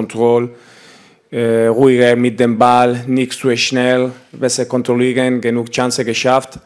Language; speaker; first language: German; non-native, learner; Spanish